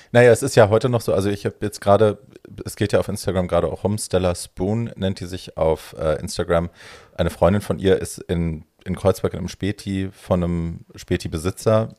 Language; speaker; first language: German; native; German